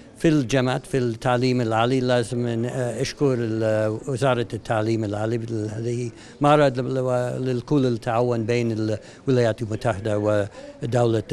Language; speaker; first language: Arabic; non-native, learner; English